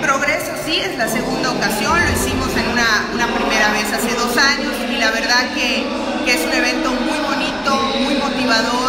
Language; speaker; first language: Spanish; native; Spanish